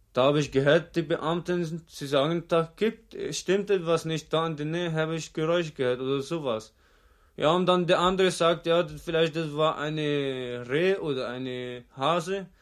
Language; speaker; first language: German; non-native, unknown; Arabic